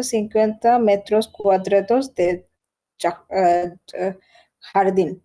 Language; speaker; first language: Spanish; non-native, learner; Bangla